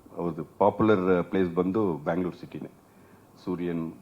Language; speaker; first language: Kannada; non-native, learner; Tamil